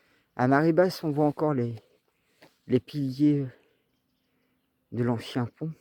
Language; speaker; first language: French; native; French